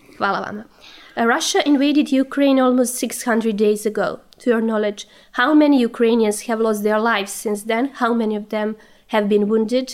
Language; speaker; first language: English; non-native, fluent; Serbian